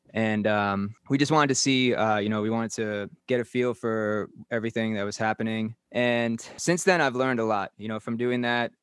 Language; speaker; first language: English; native; English